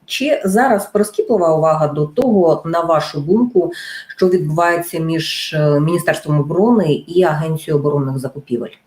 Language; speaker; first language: Ukrainian; native; Ukrainian